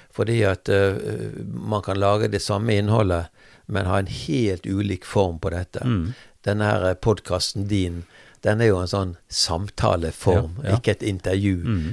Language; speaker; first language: Norwegian; native; Norwegian